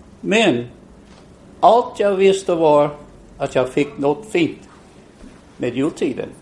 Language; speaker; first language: Swedish; non-native, fluent; English